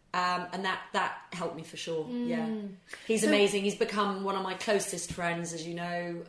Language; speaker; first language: English; native; English